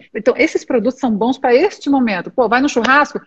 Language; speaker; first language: Portuguese; native; Portuguese